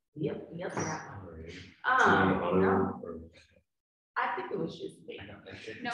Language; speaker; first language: English; native; English